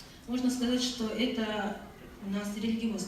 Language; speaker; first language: Russian; native; Russian